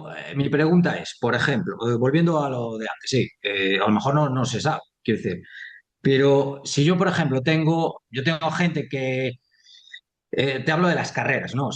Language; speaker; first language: Spanish; native; Spanish